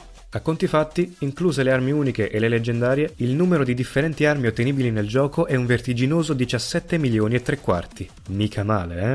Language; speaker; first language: Italian; native; Italian